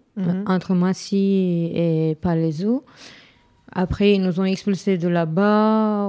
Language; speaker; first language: French; non-native, fluent; Romanian